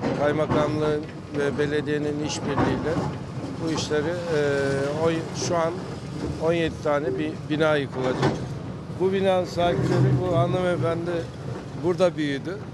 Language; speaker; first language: Turkish; native; Turkish